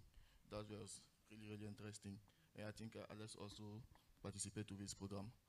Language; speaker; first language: English; non-native, local second language; French